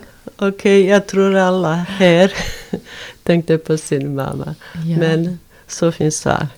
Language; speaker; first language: Swedish; non-native, fluent; Bosnian